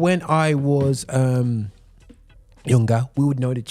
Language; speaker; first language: English; native; English